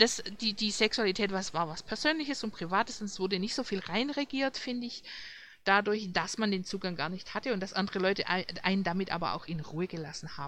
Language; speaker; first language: German; native; German